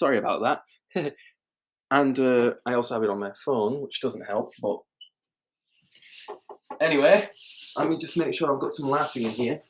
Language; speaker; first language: English; native; English